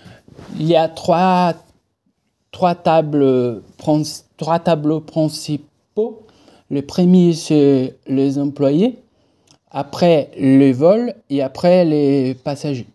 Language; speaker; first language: French; non-native, fluent; Portuguese